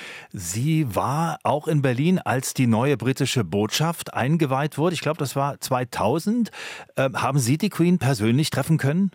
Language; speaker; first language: German; native; German